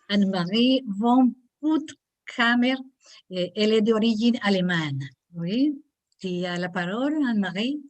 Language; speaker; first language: French; non-native, learner; Spanish